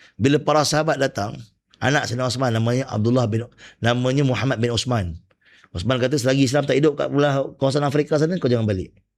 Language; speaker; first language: Malay; native; Malay